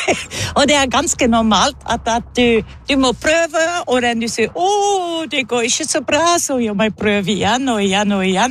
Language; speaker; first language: Norwegian; non-native, fluent; French